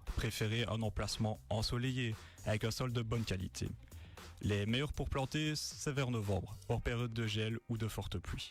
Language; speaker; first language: French; native; French